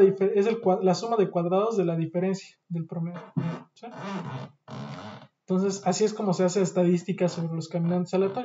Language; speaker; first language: Spanish; native; Spanish